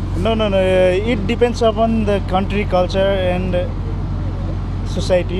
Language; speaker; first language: English; non-native, learner; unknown